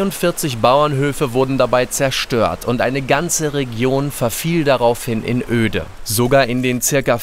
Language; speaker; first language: German; native; German